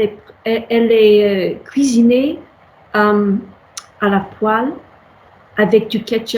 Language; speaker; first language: French; non-native, fluent; English